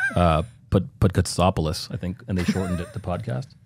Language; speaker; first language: English; native; English